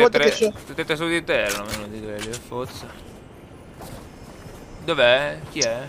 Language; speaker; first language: Italian; native; Italian